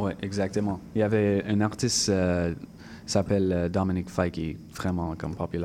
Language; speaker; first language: French; non-native, local second language; English